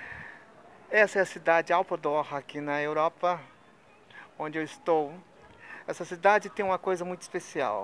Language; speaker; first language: Portuguese; non-native, fluent; Spanish